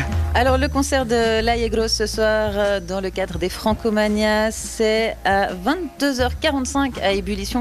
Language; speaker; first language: French; native; French